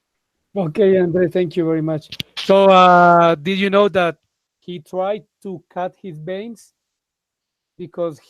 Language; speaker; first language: English; non-native, fluent; Spanish